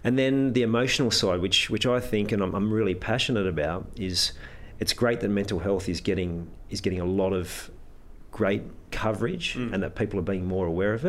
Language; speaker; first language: English; native; English